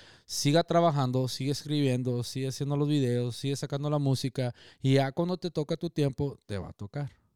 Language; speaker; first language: Spanish; early bilingual, heritage; Spanish